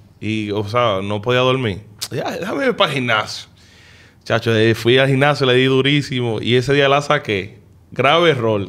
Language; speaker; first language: Spanish; early bilingual, heritage; Spanish